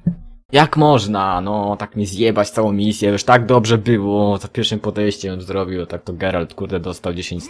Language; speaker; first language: Polish; native; Polish